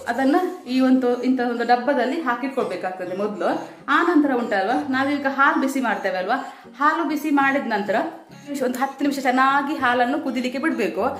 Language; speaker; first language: Kannada; non-native, local second language; Tulu